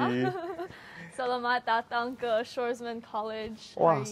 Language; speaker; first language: Indonesian; non-native, learner; Chinese